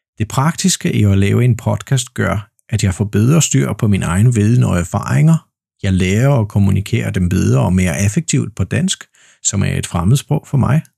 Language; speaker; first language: Danish; non-native, fluent; Polish